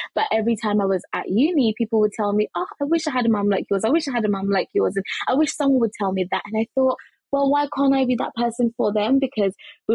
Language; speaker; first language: English; early bilingual, other home language; Shona